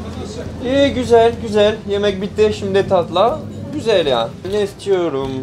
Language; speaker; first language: Turkish; non-native, learner; French